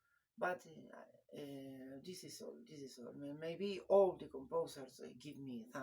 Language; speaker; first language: English; non-native, learner; Spanish